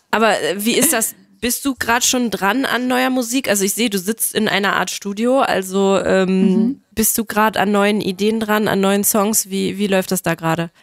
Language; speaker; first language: German; native; German